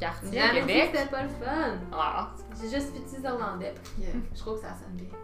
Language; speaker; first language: French; native; French